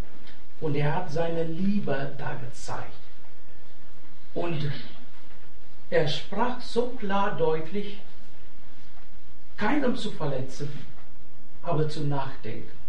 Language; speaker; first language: German; non-native, fluent; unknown